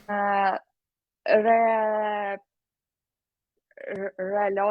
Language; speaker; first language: English; non-native, learner; Ukrainian